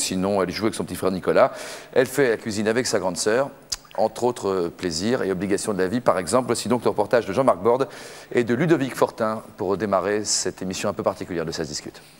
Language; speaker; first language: French; native; French